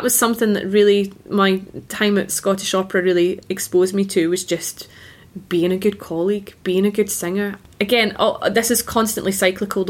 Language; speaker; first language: English; native; English